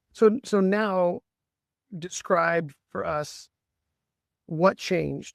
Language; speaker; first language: English; native; English